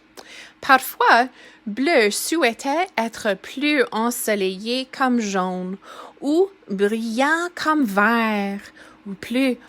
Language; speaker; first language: French; non-native, fluent; English